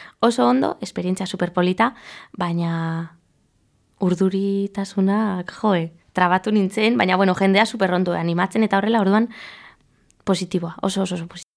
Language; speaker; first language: Basque; non-native, local second language; Spanish